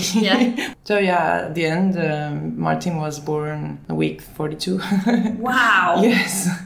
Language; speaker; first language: English; early bilingual, other home language; Finnish